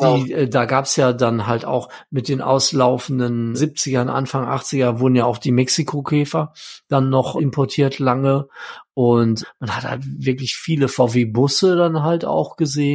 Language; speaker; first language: German; native; German